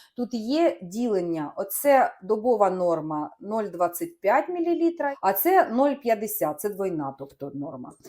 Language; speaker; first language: Ukrainian; non-native, local second language; Russian